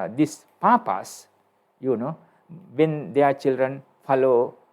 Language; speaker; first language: English; non-native, local second language; Sinhala